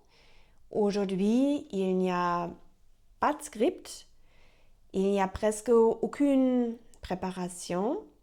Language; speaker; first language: French; non-native, learner; German